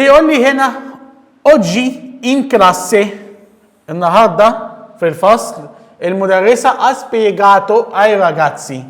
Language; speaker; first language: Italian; non-native, fluent; Arabic